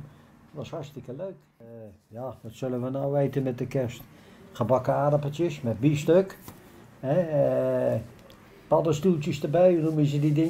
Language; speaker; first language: Dutch; native; Dutch